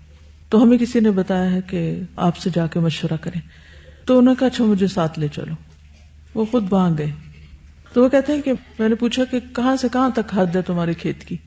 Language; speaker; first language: Urdu; native; Urdu